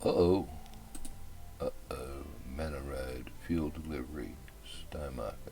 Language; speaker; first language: English; native; English